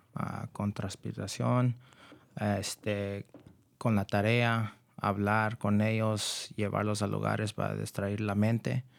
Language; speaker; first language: Spanish; early bilingual, heritage; Spanish